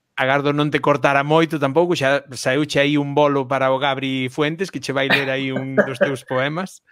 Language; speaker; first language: Galician; non-native, local second language; Spanish